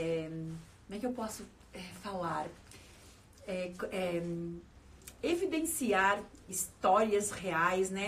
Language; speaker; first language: Portuguese; native; Portuguese